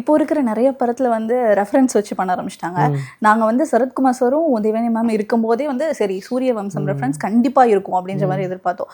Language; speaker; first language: Tamil; native; Tamil